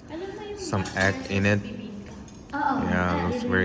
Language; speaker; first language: English; non-native, learner; Korean